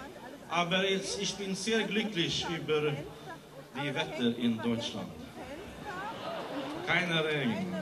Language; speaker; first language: German; non-native, learner; English